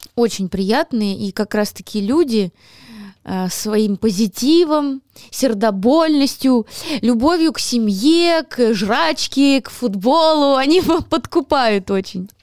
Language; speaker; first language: Russian; native; Russian